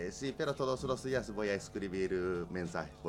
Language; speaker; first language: Spanish; non-native, learner; Japanese